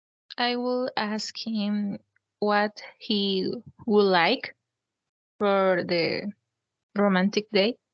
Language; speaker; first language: English; non-native, learner; Spanish